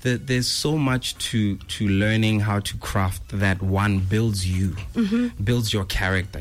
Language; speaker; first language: English; non-native, local second language; Tswana